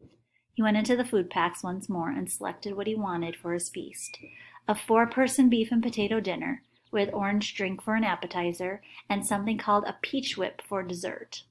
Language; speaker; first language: English; native; English